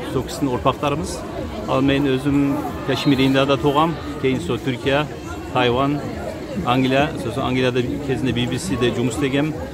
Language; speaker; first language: Kazakh; early bilingual, heritage; Kazakh